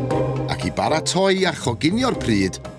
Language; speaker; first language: Welsh; native; Welsh